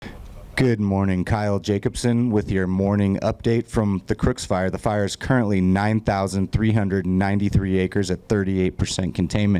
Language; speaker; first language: English; native; English